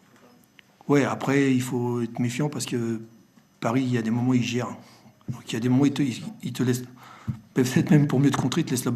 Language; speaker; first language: French; native; French